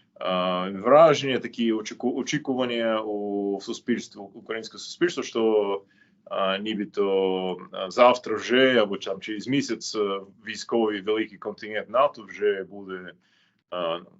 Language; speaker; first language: Ukrainian; non-native, fluent; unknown